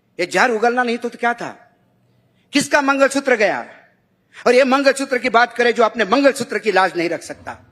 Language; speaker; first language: Hindi; non-native, local second language; Marathi